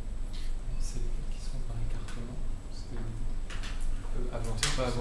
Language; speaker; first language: French; native; French